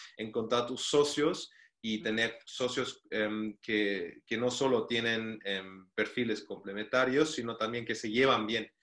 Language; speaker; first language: Spanish; non-native, fluent; German